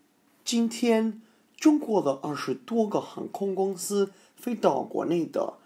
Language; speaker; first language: Chinese; non-native, fluent; English